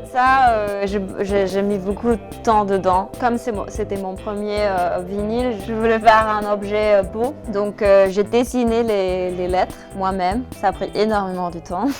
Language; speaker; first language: French; non-native, fluent; Danish